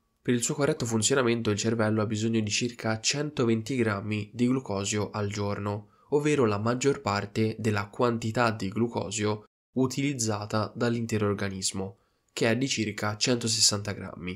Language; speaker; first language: Italian; native; Italian